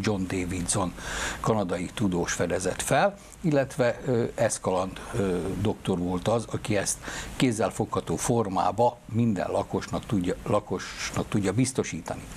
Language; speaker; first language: Hungarian; native; Hungarian